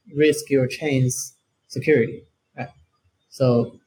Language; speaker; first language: English; non-native, fluent; Chinese